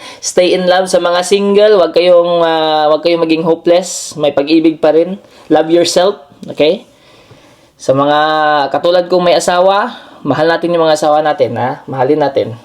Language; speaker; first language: Filipino; non-native, local second language; Cebuano